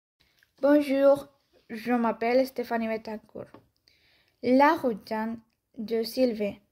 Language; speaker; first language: French; non-native, learner; Spanish